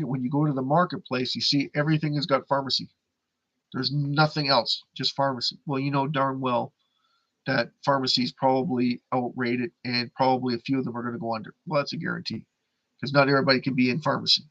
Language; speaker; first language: English; native; English